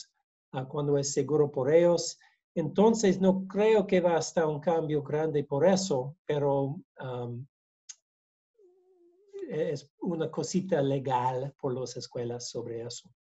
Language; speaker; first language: Spanish; non-native, learner; English